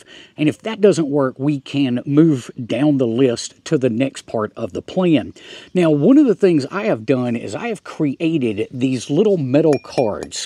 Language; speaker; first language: English; native; English